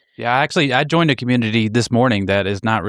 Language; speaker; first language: English; native; English